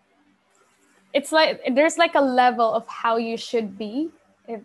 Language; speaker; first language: English; non-native, local second language; Pampanga